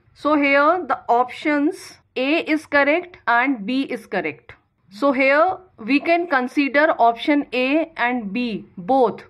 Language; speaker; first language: English; non-native, local second language; Hindi